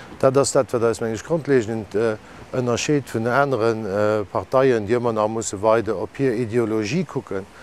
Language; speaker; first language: Luxembourgish; native; Luxembourgish